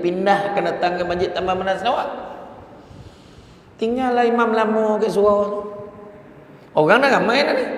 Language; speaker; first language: Malay; native; Malay